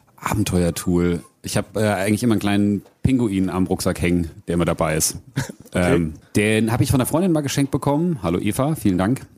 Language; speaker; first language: German; native; German